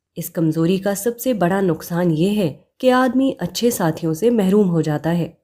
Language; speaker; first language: Urdu; native; Urdu